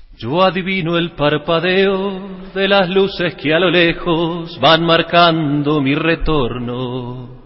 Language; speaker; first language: Spanish; native; Spanish